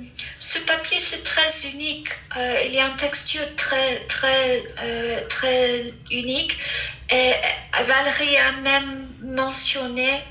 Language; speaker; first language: French; non-native, fluent; English